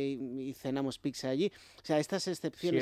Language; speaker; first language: Spanish; native; Spanish